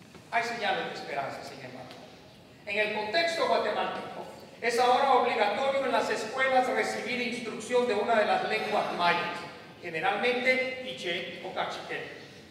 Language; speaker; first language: Spanish; native; Spanish